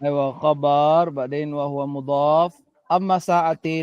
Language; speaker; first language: Arabic; non-native, fluent; Filipino